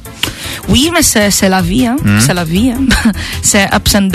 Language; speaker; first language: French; non-native, local second language; Dutch